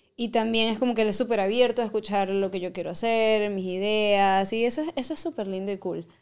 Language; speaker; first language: Spanish; native; Spanish